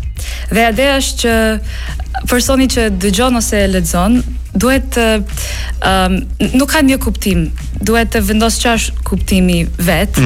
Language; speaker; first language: Albanian; non-native, learner; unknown